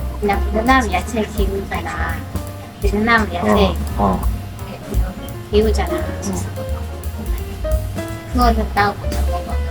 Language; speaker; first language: Korean; non-native, learner; Vietnamese